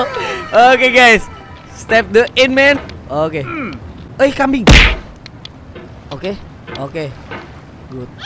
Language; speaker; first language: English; non-native, learner; Indonesian